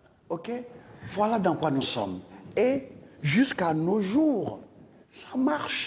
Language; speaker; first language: French; non-native, local second language; Dyula